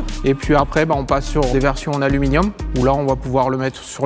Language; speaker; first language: French; native; French